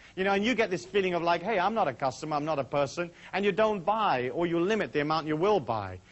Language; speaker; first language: English; native; English